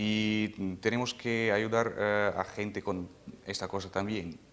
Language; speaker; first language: Spanish; non-native, fluent; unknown